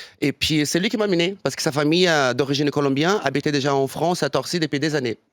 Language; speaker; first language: French; non-native, fluent; Portuguese